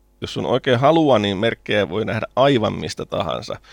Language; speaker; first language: Finnish; native; Finnish